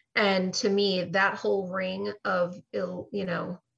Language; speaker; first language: English; native; English